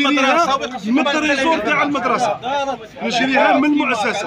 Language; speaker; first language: Arabic; native; Arabic